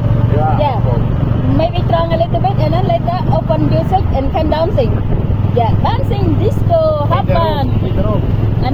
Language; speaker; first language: English; non-native, learner; Khmer